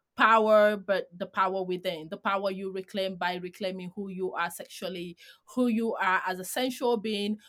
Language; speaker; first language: English; non-native, fluent; Greek